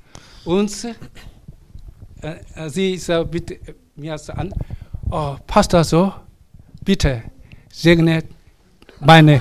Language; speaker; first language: German; non-native, learner; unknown